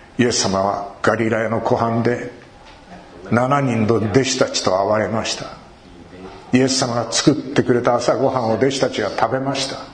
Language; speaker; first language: Japanese; native; Japanese